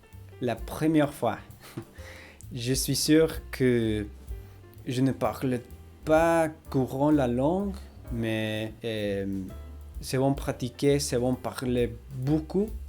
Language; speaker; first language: French; non-native, learner; English